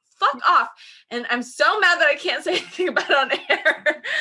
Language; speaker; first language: English; native; English